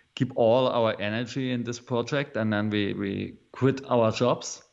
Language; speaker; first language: English; non-native, fluent; German